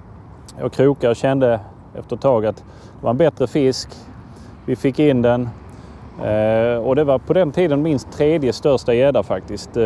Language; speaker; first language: Swedish; native; Swedish